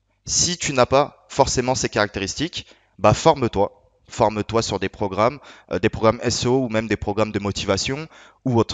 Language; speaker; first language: French; native; French